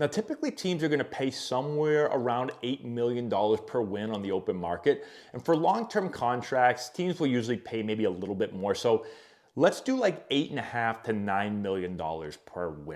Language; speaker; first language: English; native; English